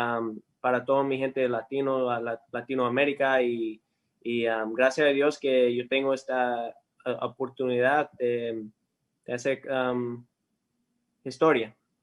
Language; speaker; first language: Spanish; early bilingual, heritage; English